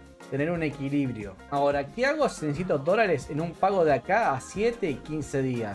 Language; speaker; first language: Spanish; native; Spanish